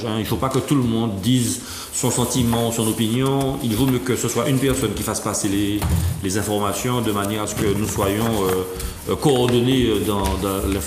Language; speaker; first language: French; native; French